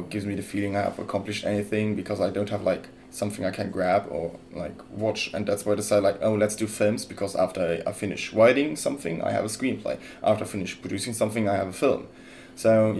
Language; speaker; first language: English; non-native, fluent; Luxembourgish